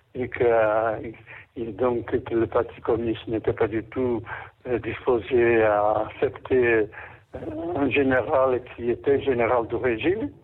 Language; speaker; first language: French; non-native, fluent; Portuguese